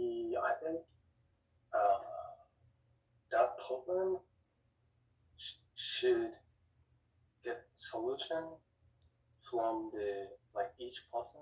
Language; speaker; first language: English; non-native, learner; Korean